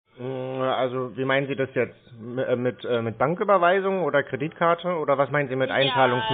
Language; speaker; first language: German; native; German